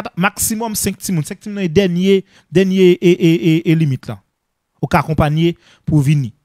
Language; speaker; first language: French; non-native, local second language; Haitian Creole